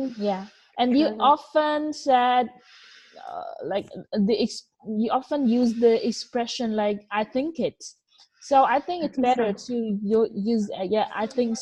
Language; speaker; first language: English; non-native, fluent; Vietnamese